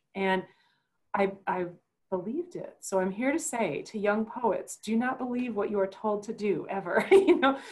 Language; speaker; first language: English; native; English